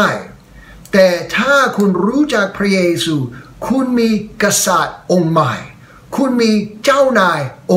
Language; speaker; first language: Thai; non-native, fluent; English